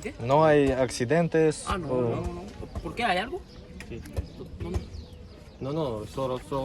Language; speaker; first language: Spanish; non-native, learner; Ukrainian